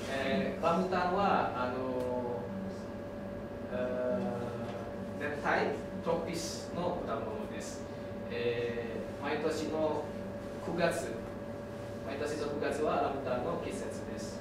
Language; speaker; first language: Japanese; non-native, learner; Indonesian